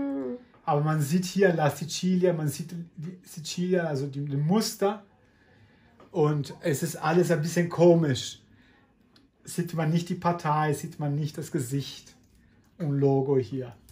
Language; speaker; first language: German; non-native, fluent; Italian